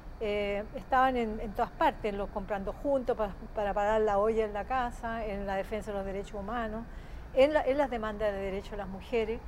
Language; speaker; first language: Spanish; native; Spanish